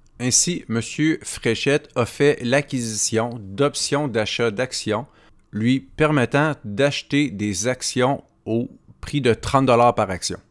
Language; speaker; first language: French; native; French